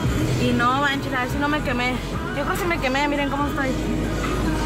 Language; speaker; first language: Spanish; native; Spanish